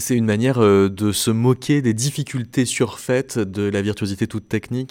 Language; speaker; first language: French; native; French